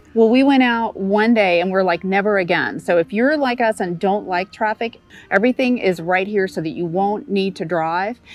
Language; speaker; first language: English; native; English